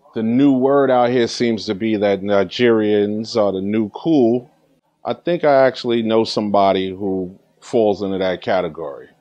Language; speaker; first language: English; early bilingual, other home language; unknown